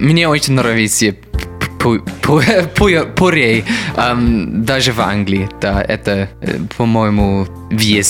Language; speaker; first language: Russian; non-native, learner; English